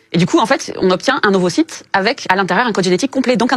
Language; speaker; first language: French; native; French